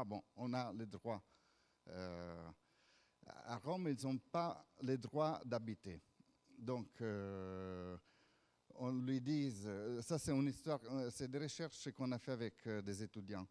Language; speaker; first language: French; non-native, fluent; Italian